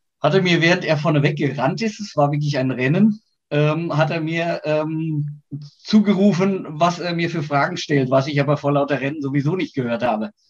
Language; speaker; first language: German; native; German